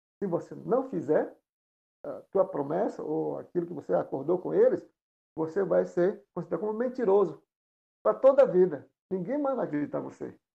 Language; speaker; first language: Portuguese; non-native, local second language; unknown